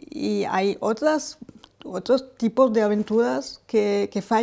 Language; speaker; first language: Spanish; non-native, fluent; French